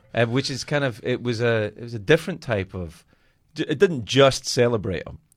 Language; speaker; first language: English; native; English